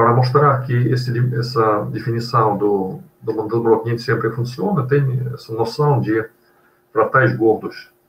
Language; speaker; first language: Portuguese; non-native, fluent; Russian